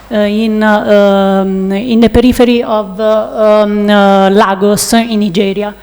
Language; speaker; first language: English; non-native, learner; Italian